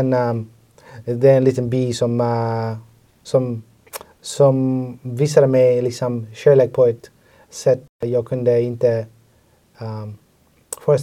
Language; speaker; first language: Swedish; non-native, fluent; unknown